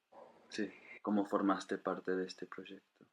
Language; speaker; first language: Spanish; non-native, fluent; English